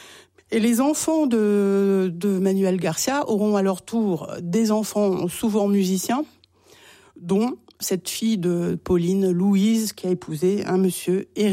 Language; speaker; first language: French; native; French